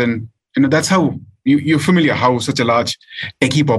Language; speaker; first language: English; non-native, local second language; Hindi